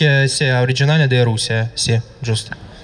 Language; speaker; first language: Italian; non-native, learner; Russian